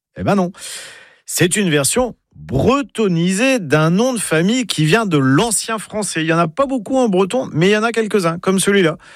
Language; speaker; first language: French; native; French